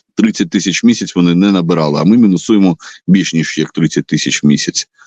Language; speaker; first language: Ukrainian; non-native, local second language; Russian